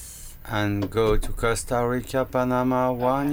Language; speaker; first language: English; non-native, learner; French